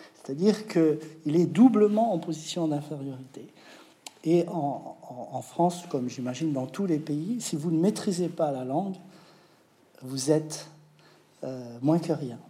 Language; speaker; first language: French; native; French